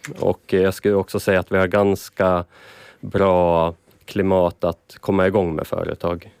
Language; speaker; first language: Swedish; native; Swedish